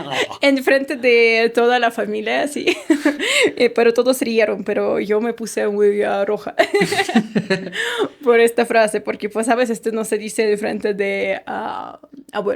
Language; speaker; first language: Spanish; non-native, fluent; Russian